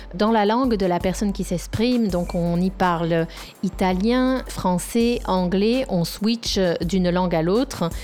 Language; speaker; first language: French; native; French